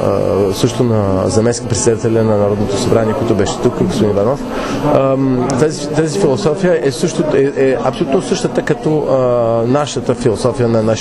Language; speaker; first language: Bulgarian; non-native, fluent; French